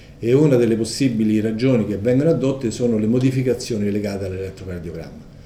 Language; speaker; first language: Italian; native; Italian